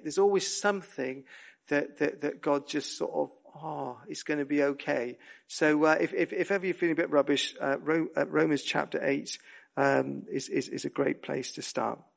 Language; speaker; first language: English; native; English